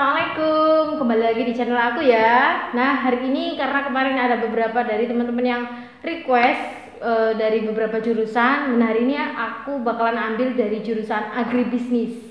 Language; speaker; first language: Indonesian; non-native, local second language; Javanese